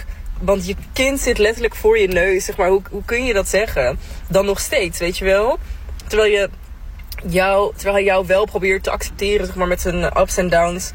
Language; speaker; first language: Dutch; native; Dutch